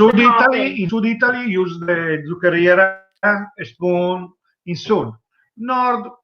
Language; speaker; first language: English; non-native, learner; Italian